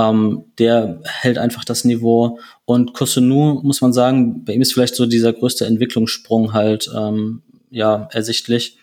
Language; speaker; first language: German; native; German